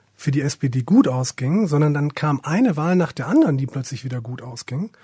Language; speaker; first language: German; native; German